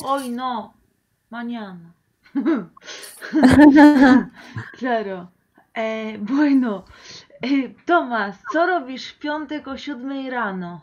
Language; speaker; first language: Spanish; non-native, fluent; Polish